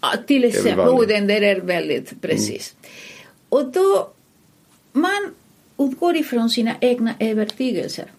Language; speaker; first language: Swedish; non-native, fluent; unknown